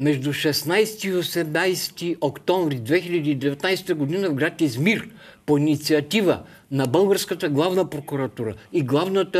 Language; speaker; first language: Bulgarian; native; Bulgarian